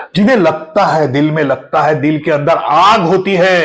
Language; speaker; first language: Hindi; non-native, local second language; Marathi